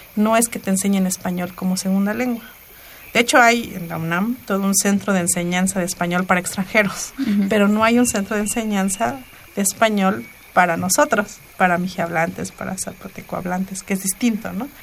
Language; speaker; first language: Spanish; non-native, local second language; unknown